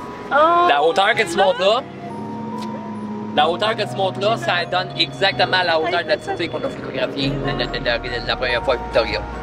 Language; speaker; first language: French; native; French